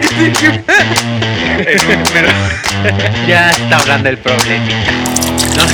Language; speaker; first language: Spanish; native; Spanish